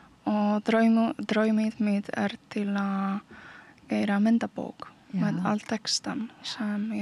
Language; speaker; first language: Icelandic; non-native, learner; Polish